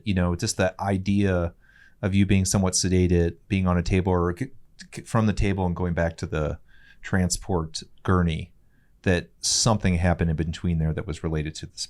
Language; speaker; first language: English; native; English